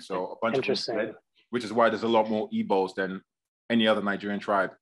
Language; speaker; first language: English; native; English